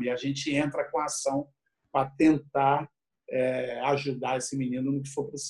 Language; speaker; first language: Portuguese; native; Portuguese